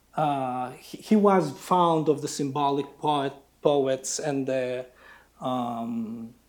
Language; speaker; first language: English; non-native, fluent; Albanian